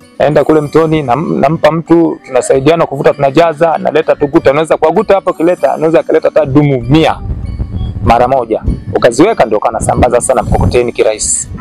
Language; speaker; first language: Swahili; non-native, local second language; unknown